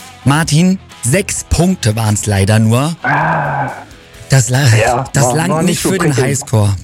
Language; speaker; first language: German; native; German